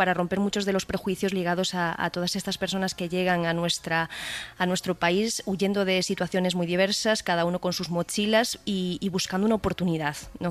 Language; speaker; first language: Spanish; native; Spanish